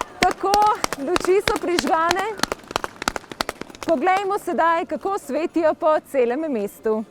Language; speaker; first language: Slovenian; native; Slovenian